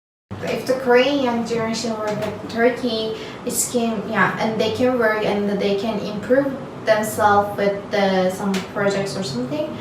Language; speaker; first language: English; non-native, learner; Turkish